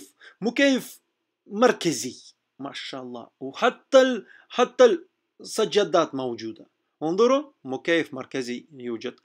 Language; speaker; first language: Arabic; non-native, fluent; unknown